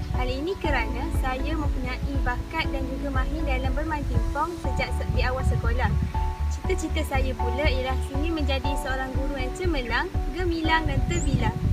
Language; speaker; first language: Malay; native; Malay